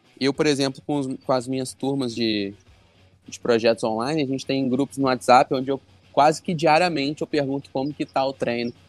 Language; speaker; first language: Portuguese; native; Portuguese